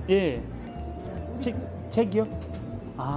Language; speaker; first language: Korean; non-native, fluent; Russian